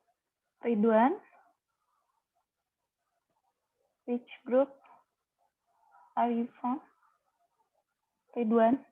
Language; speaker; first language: English; non-native, learner; Indonesian